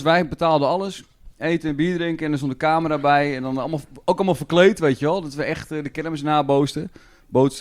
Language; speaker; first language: Dutch; native; Dutch